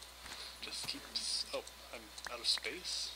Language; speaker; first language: English; native; English